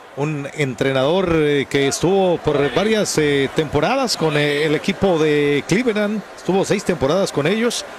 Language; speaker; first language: Spanish; native; Spanish